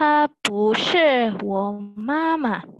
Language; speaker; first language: Chinese; non-native, learner; Indonesian